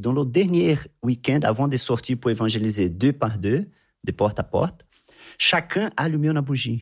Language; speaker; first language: French; non-native, fluent; Portuguese